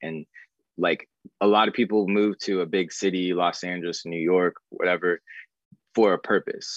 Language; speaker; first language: English; native; English